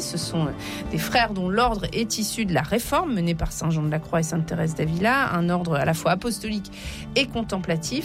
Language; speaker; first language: French; native; French